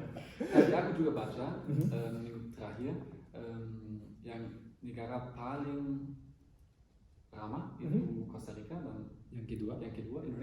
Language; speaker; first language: Indonesian; non-native, learner; German